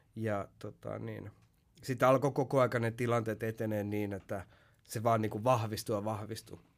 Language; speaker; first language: Finnish; early bilingual, heritage; Finnish